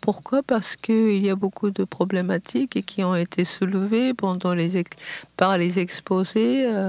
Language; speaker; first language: French; non-native, fluent; Japanese